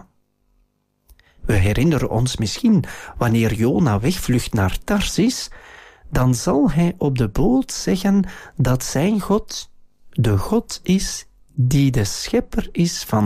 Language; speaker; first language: Dutch; native; Dutch